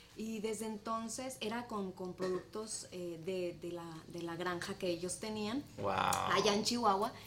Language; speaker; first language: Spanish; native; Spanish